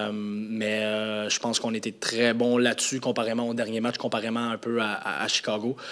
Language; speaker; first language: French; native; French